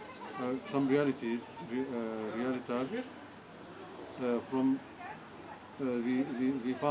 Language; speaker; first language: English; non-native, learner; Arabic